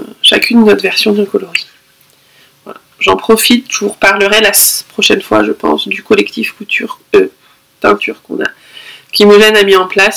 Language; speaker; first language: French; native; French